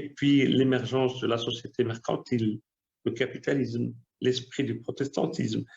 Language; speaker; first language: French; non-native, local second language; Arabic